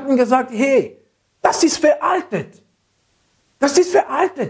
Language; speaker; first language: German; non-native, fluent; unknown